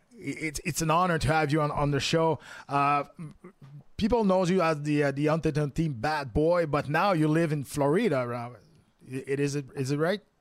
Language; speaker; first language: English; non-native, fluent; French